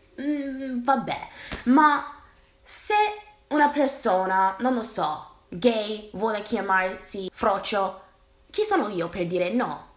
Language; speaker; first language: Italian; non-native, fluent; English